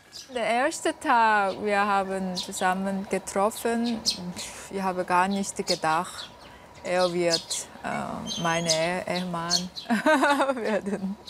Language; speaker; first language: German; non-native, learner; Korean